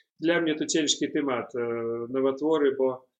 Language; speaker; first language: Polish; non-native, learner; Belarusian